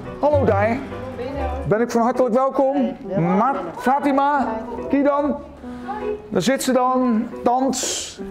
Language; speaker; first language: Dutch; native; Dutch